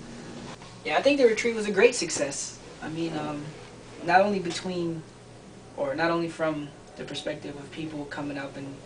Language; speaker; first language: English; native; English